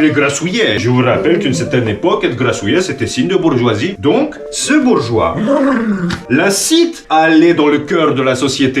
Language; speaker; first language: French; non-native, fluent; Romanian